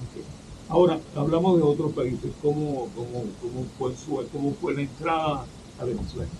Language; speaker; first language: Spanish; native; Spanish